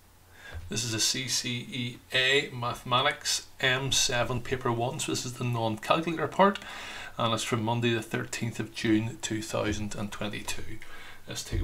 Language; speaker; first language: English; native; English